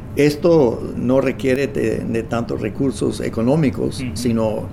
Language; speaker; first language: Spanish; non-native, fluent; English